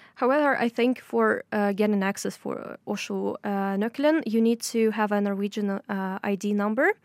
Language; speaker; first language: English; non-native, fluent; Russian